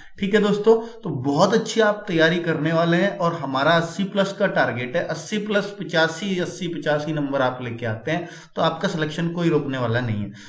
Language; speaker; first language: Hindi; native; Hindi